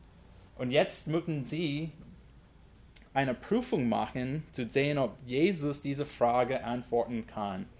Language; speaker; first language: German; non-native, fluent; English